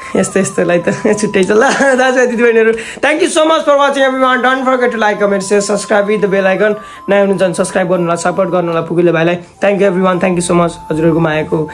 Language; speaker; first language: Nepali; native; Nepali